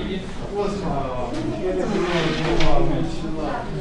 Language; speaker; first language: Chinese; native; Chinese